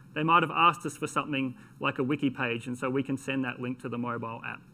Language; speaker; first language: English; native; English